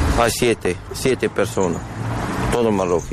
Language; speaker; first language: Spanish; non-native, learner; Arabic